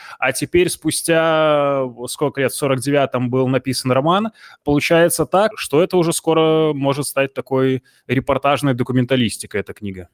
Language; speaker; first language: Russian; non-native, local second language; Belarusian